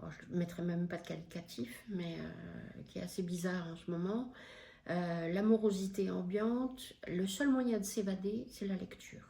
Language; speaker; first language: French; native; French